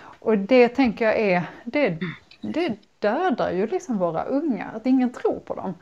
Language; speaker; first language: Swedish; native; Swedish